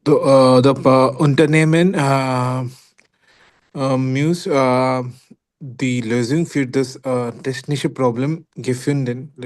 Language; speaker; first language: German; non-native, learner; Hindi